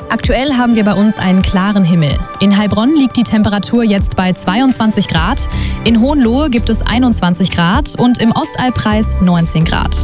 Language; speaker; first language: German; native; German